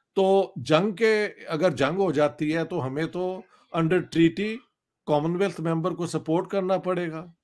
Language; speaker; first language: Urdu; non-native, local second language; Punjabi